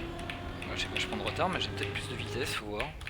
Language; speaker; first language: French; native; French